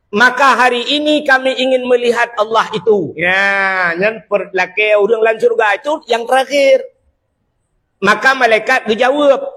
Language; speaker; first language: Malay; non-native, local second language; Achinese